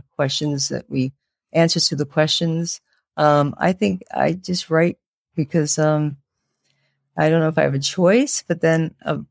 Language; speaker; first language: English; native; English